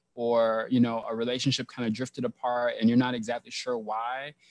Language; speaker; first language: English; native; English